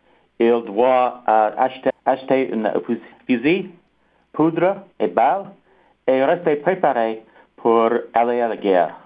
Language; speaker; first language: French; non-native, fluent; English